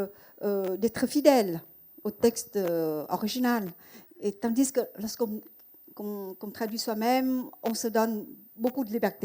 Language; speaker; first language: French; non-native, fluent; Vietnamese